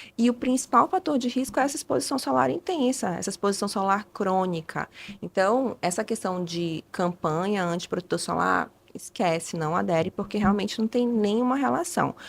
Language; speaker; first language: Portuguese; early bilingual, other home language; Spanish